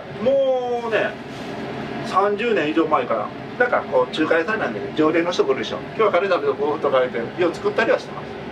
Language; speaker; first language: Japanese; native; Japanese